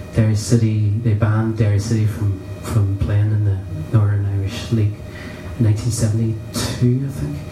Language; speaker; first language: English; native; English